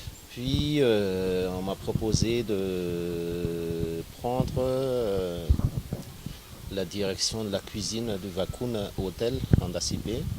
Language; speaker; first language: French; non-native, local second language; Malagasy